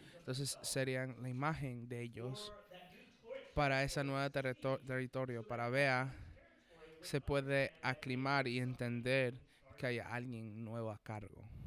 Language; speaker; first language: Spanish; non-native, fluent; English